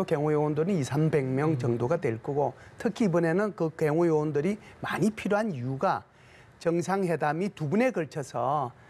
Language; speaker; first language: Korean; native; Korean